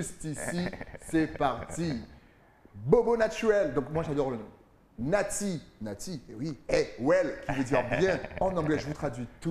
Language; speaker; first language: French; native; French